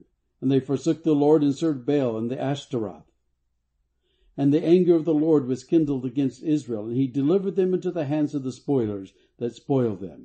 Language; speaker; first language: English; native; English